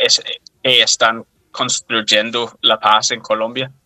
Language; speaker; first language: Spanish; non-native, fluent; English